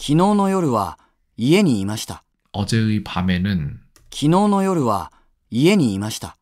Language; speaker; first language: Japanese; non-native, learner; Korean